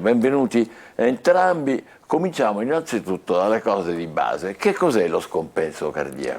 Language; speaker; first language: Italian; native; Italian